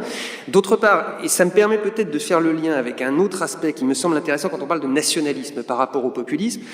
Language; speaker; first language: French; native; French